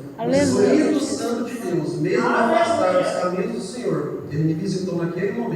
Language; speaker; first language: Portuguese; native; Portuguese